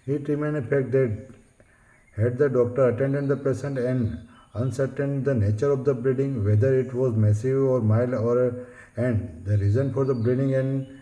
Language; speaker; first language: English; non-native, local second language; Gujarati